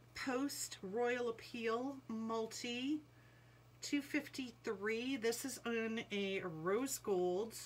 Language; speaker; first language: English; native; English